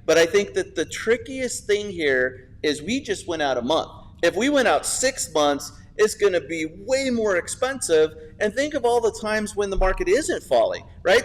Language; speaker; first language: English; native; English